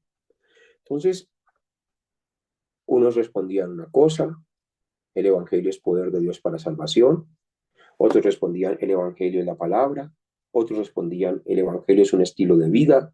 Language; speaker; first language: Spanish; native; Spanish